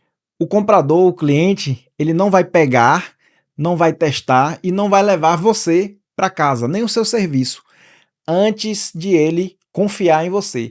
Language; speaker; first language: Portuguese; native; Portuguese